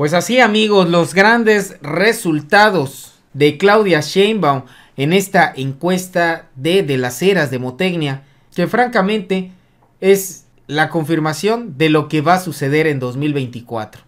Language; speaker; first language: Spanish; native; Spanish